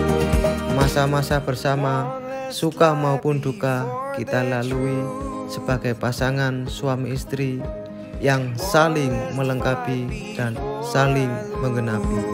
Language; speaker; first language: Indonesian; native; Indonesian